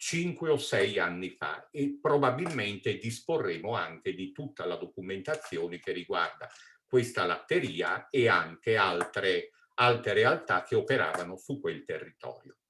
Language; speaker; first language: Italian; native; Italian